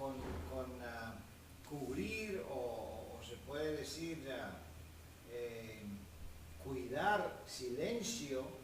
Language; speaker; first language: Spanish; non-native, fluent; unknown